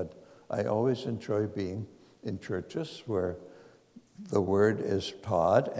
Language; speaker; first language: English; non-native, fluent; German